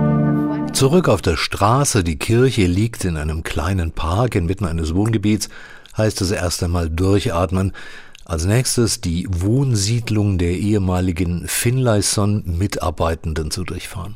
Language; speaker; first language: German; native; German